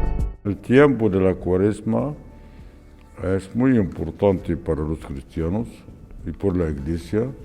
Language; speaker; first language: Spanish; non-native, fluent; Arabic